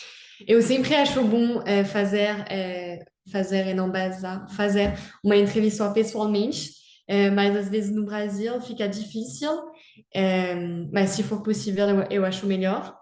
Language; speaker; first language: Portuguese; non-native, fluent; French